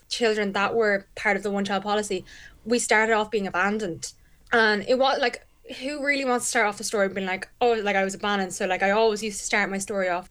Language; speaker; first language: English; native; English